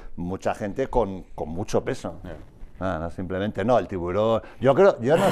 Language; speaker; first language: Spanish; native; Spanish